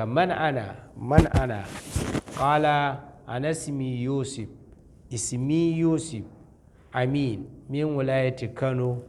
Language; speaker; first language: Arabic; non-native, fluent; Hausa